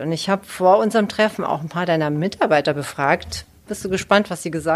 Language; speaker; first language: German; native; German